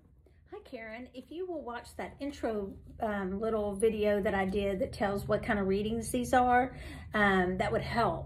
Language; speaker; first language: English; native; English